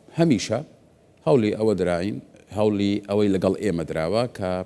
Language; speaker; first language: Central Kurdish; non-native, local second language; Assyrian Neo-Aramaic